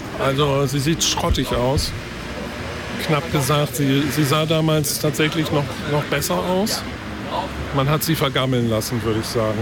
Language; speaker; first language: German; native; German